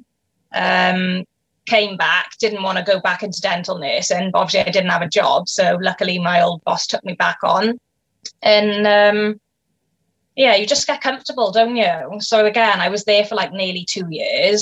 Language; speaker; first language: English; native; English